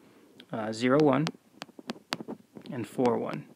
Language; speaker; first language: English; native; English